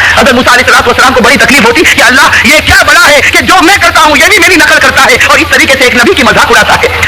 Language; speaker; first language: Urdu; native; Urdu